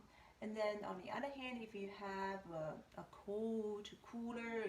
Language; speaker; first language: English; non-native, fluent; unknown